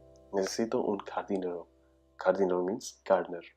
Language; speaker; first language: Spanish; non-native, fluent; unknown